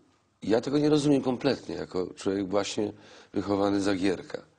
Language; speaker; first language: Polish; native; Polish